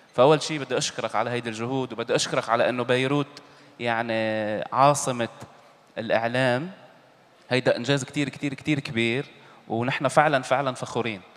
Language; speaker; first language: Arabic; native; Arabic